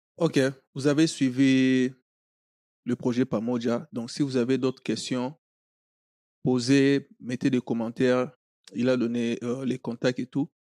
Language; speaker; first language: French; non-native, local second language; Lingala